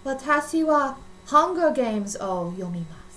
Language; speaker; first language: Japanese; non-native, learner; English